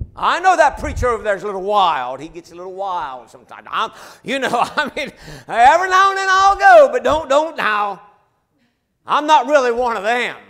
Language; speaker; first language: English; native; English